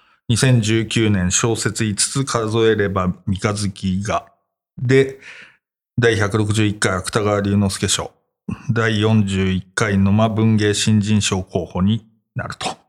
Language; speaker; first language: Japanese; native; Japanese